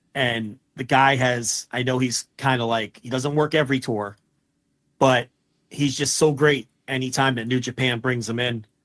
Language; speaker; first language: English; native; English